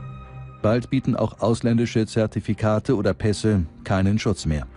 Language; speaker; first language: German; native; German